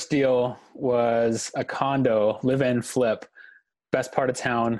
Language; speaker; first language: English; native; English